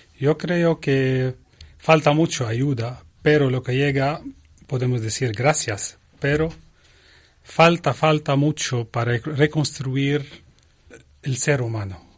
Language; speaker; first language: Spanish; non-native, learner; Arabic